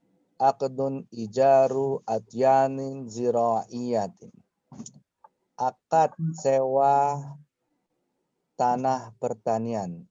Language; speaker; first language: Arabic; non-native, fluent; Indonesian